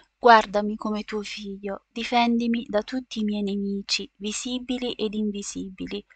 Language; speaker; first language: Italian; native; Italian